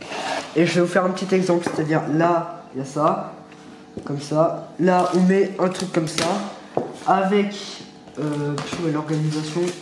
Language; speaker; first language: French; native; French